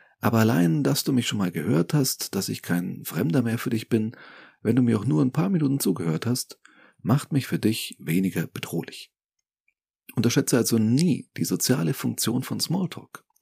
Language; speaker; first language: German; native; German